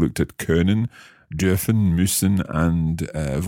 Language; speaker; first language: German; non-native, learner; English